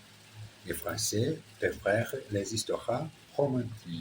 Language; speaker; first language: French; non-native, learner; Portuguese